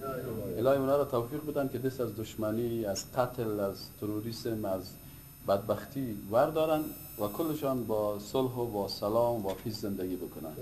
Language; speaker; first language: Persian; native; Persian